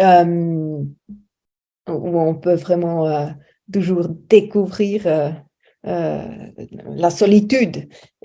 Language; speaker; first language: French; non-native, fluent; German